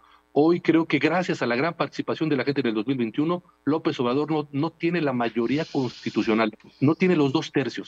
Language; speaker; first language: Spanish; native; Spanish